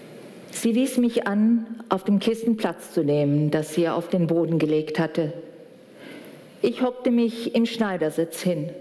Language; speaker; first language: German; native; German